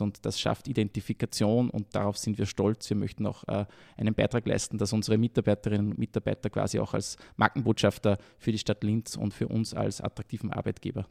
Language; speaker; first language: German; native; German